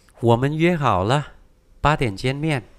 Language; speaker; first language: Chinese; non-native, fluent; Vietnamese